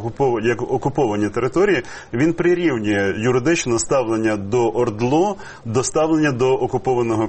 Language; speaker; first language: Ukrainian; native; Ukrainian